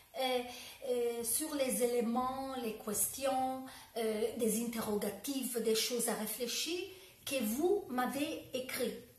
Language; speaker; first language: French; non-native, learner; Italian